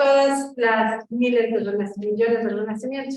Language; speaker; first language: Spanish; native; Spanish